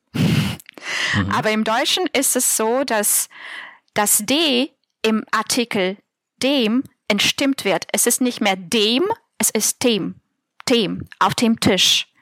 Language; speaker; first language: German; non-native, fluent; Russian